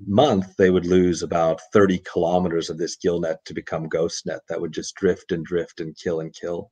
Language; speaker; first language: English; native; English